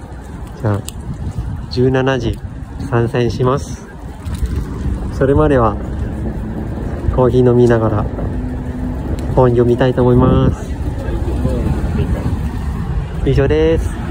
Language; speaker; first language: Japanese; non-native, fluent; Vietnamese